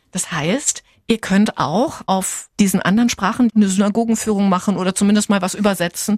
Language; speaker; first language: German; native; German